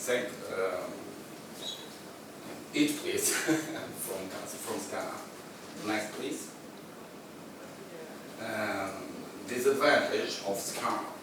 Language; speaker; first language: English; non-native, learner; Ukrainian